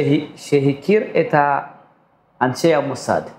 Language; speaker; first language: Hebrew; non-native, fluent; Amharic